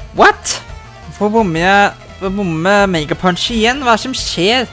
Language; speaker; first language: Norwegian; native; Norwegian